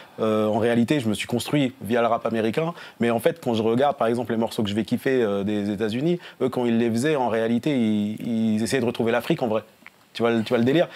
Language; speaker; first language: French; native; French